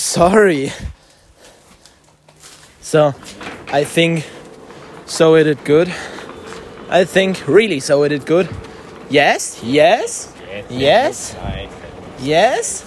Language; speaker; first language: English; non-native, learner; German